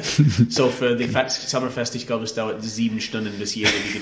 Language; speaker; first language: German; non-native, learner; English